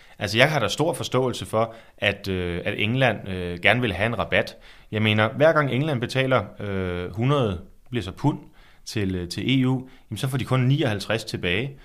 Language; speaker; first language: Danish; native; Danish